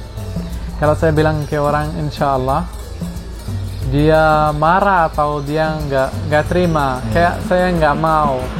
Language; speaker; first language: Indonesian; non-native, fluent; Arabic